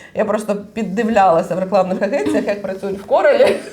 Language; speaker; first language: Ukrainian; non-native, local second language; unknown